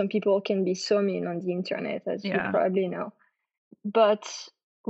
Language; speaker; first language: English; non-native, fluent; French